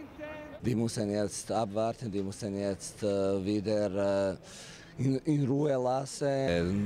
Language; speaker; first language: German; non-native, fluent; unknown